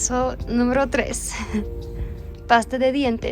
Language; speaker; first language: Spanish; non-native, fluent; English